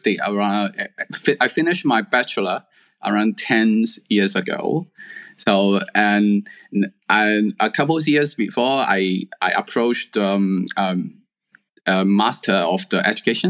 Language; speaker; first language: English; non-native, local second language; Cantonese